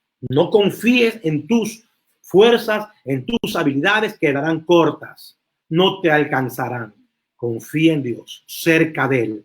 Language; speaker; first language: Spanish; native; Spanish